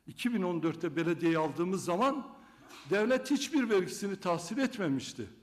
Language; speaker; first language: Turkish; non-native, local second language; Kurdish